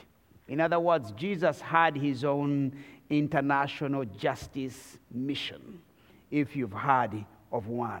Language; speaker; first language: English; non-native, local second language; Kinyarwanda